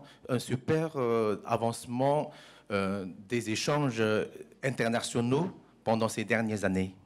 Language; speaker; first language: French; non-native, learner; Chinese